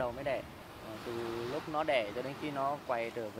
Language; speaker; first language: Vietnamese; native; Vietnamese